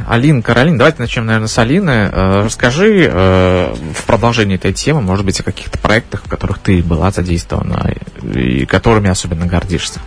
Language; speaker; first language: Russian; native; Russian